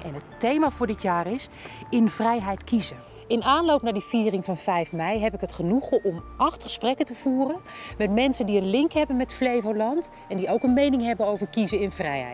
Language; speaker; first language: Dutch; native; Dutch